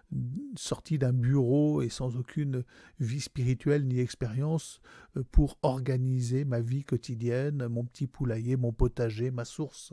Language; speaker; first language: French; native; French